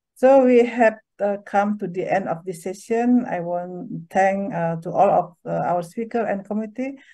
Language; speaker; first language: English; non-native, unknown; Indonesian